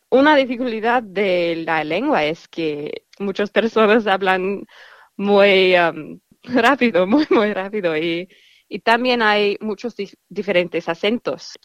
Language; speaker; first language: Spanish; non-native, learner; English